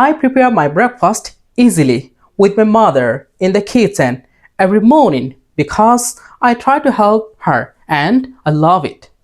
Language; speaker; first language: English; non-native, fluent; Bangla